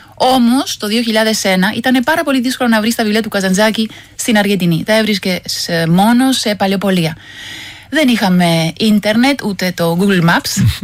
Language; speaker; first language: Greek; non-native, fluent; Spanish